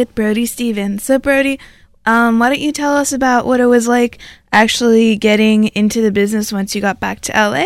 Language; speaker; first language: English; native; English